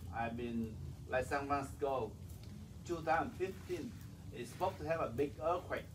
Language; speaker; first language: English; non-native, learner; Vietnamese